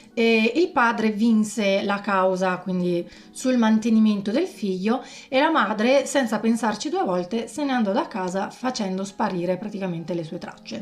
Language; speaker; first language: Italian; native; Italian